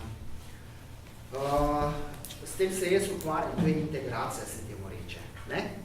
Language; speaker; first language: Slovenian; early bilingual, heritage; Arabic